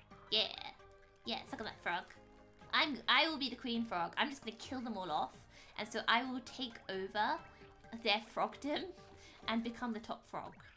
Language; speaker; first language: English; native; English